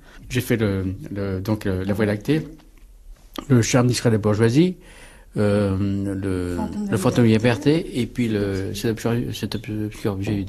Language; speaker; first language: French; native; French